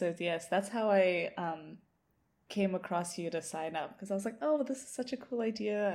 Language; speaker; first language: English; non-native, local second language; Tswana